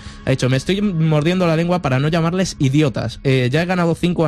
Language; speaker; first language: Spanish; native; Spanish